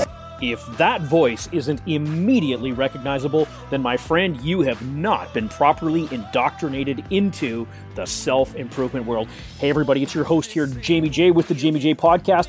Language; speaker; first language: English; native; English